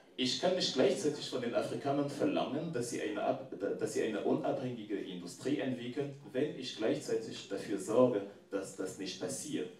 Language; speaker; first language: German; non-native, fluent; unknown